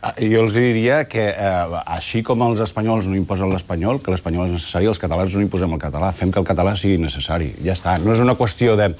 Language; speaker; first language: Catalan; non-native, local second language; Spanish